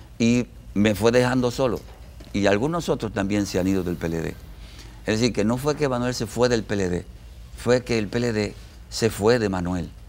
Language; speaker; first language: Spanish; native; Spanish